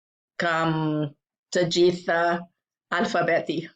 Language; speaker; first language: Albanian; non-native, learner; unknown